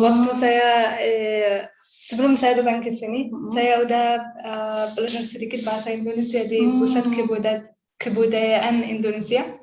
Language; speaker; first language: Indonesian; non-native, learner; Arabic